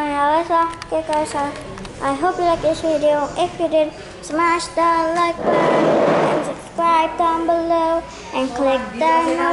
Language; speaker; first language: English; non-native, learner; Indonesian